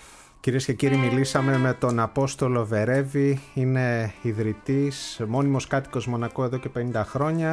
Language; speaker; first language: Greek; native; Greek